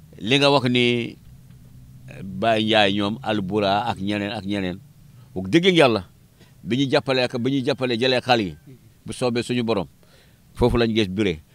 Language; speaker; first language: Wolof; non-native, local second language; Fula